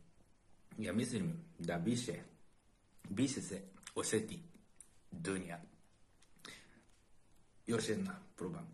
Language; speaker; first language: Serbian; non-native, learner; Japanese